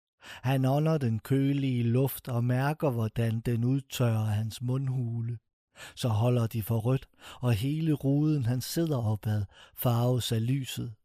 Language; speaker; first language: Danish; native; Danish